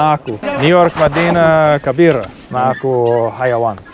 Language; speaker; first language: Arabic; non-native, learner; English